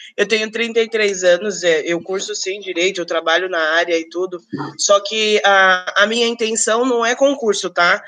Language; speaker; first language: Portuguese; native; Portuguese